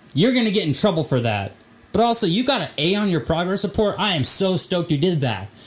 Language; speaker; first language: English; native; English